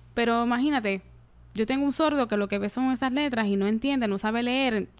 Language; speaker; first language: Spanish; native; Spanish